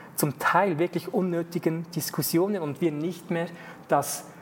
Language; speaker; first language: German; native; German